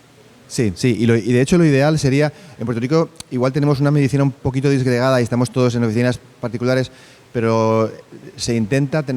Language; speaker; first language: Spanish; native; Spanish